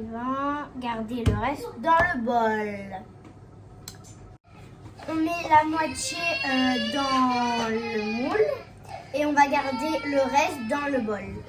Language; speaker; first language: French; native; French